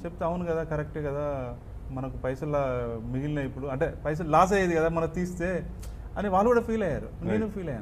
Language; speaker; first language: Telugu; native; Telugu